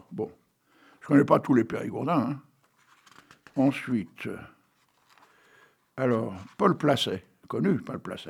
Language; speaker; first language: French; native; French